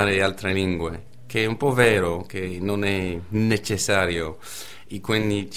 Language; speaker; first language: Italian; non-native, fluent; English